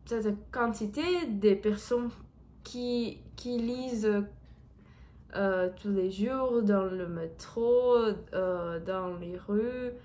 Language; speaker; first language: French; non-native, learner; Portuguese